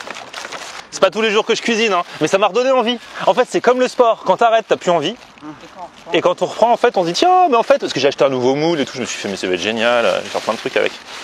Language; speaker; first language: French; native; French